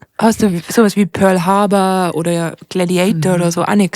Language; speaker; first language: German; native; German